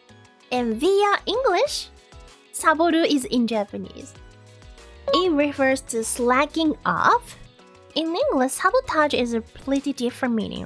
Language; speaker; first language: English; non-native, learner; Japanese